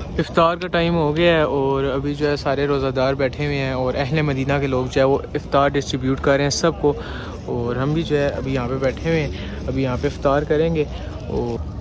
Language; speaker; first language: Urdu; non-native, local second language; Punjabi